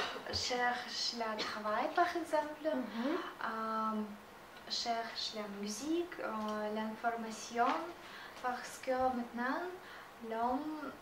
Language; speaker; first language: French; non-native, learner; Russian